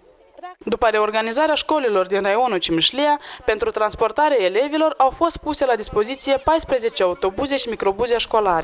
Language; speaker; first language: Romanian; native; Romanian